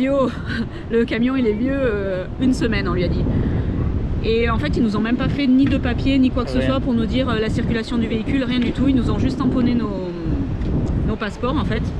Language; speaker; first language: French; native; French